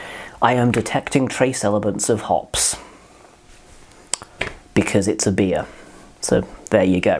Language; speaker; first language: English; native; English